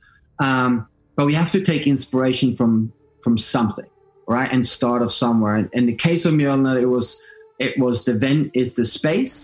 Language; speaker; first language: English; non-native, fluent; Norwegian